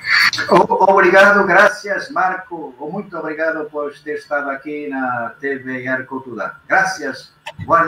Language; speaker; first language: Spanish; non-native, learner; Portuguese